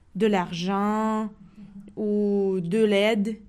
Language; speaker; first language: French; non-native, fluent; Russian